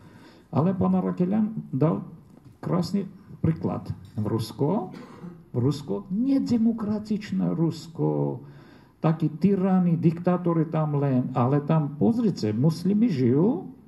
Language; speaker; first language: Slovak; non-native, fluent; Armenian